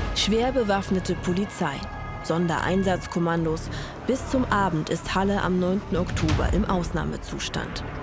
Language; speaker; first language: German; native; German